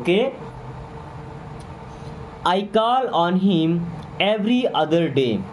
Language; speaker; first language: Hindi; native; Hindi